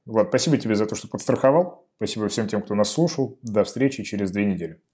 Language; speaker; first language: Russian; native; Russian